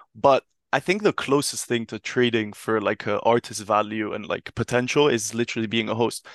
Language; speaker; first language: English; non-native, fluent; Italian